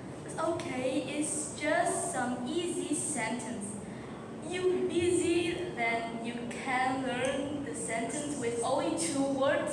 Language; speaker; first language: English; non-native, learner; Vietnamese